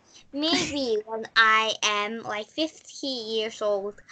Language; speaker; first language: English; non-native, learner; Korean